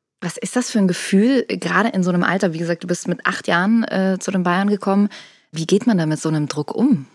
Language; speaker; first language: German; native; German